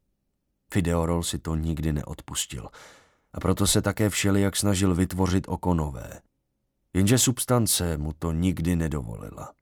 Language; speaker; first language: Czech; native; Czech